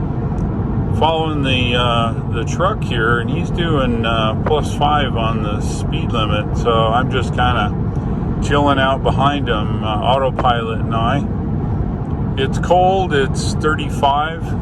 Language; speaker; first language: English; native; English